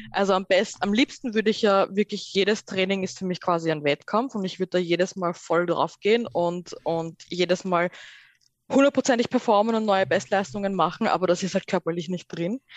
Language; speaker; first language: German; early bilingual, other home language; Persian